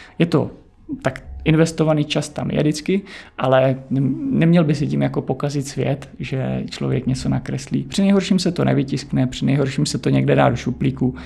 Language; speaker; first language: Czech; native; Czech